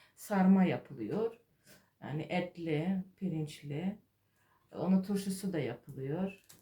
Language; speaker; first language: Turkish; non-native, fluent; Georgian